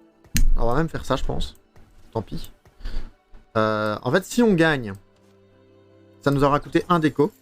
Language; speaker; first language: French; native; French